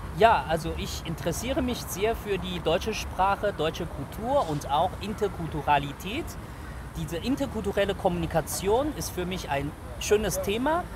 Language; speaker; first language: German; non-native, fluent; Chinese